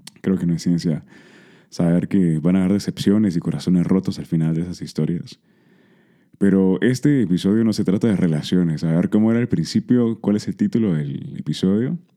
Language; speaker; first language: Spanish; early bilingual, heritage; Spanish